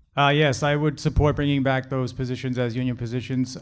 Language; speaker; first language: English; native; English